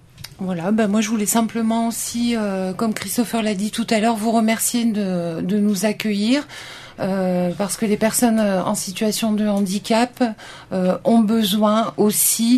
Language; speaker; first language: French; native; French